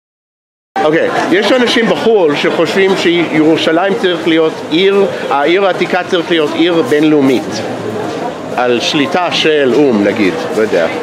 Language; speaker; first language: Hebrew; non-native, fluent; English